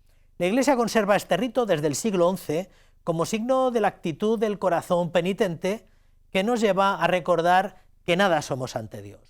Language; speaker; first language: Spanish; native; Spanish